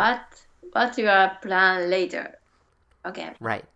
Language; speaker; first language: English; non-native, learner; Japanese